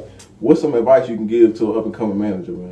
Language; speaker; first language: English; native; English